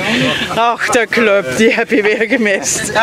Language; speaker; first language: Dutch; native; Dutch